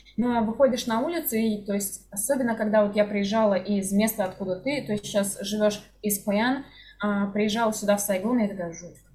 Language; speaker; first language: Russian; native; Russian